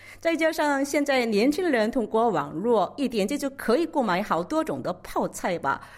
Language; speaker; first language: Chinese; non-native, fluent; Korean